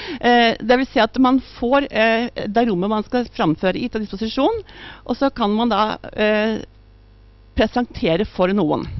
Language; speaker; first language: Norwegian; native; Norwegian